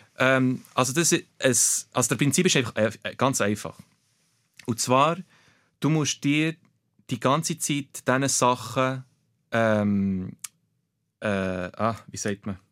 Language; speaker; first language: German; early bilingual, other home language; Portuguese